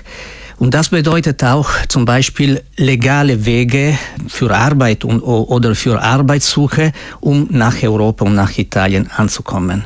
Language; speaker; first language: German; non-native, fluent; Italian